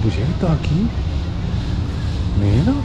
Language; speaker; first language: Spanish; non-native, learner; Japanese